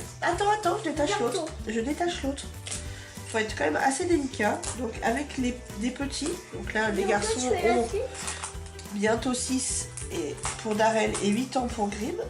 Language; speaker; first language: French; native; French